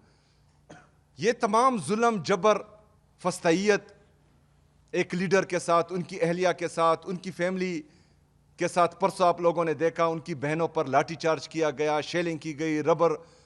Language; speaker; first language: Urdu; non-native, local second language; Pashto